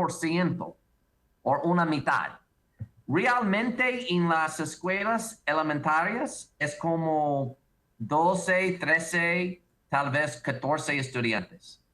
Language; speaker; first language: Spanish; non-native, learner; English